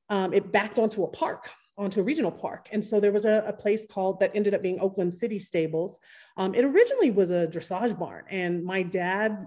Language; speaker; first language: English; native; English